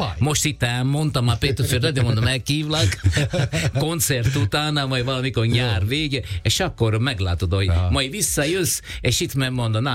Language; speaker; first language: Hungarian; non-native, fluent; Italian